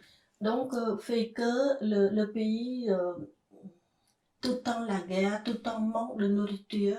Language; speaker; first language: French; non-native, fluent; Khmer